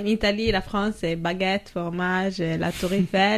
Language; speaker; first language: French; non-native, learner; Italian